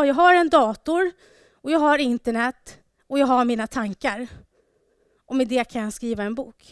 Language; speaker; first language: Swedish; early bilingual, other home language; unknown